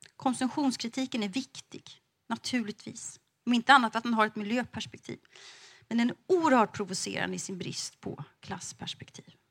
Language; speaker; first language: Swedish; native; Swedish